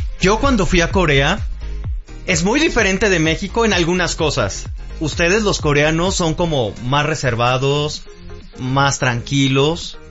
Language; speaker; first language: Spanish; native; Spanish